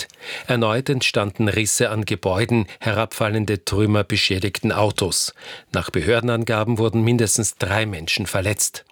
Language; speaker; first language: German; native; German